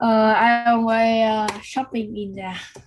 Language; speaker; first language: English; non-native, learner; Vietnamese